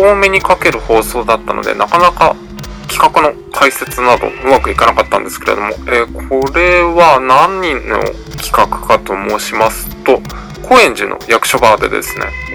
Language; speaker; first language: Japanese; native; Japanese